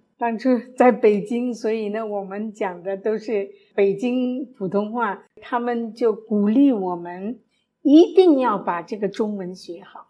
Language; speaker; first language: Chinese; early bilingual, other home language; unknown